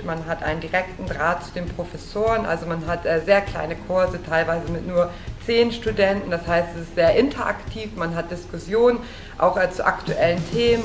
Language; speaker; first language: German; native; German